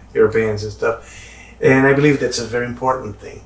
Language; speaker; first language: English; non-native, fluent; Portuguese